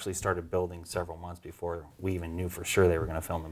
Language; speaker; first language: English; native; English